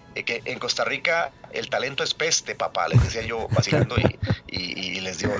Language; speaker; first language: Spanish; native; Spanish